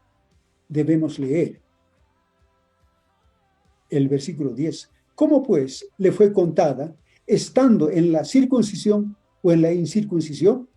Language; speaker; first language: Spanish; native; Spanish